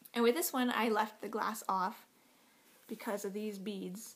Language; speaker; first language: English; native; English